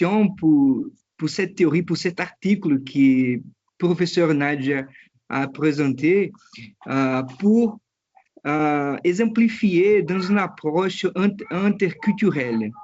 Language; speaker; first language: French; non-native, fluent; Portuguese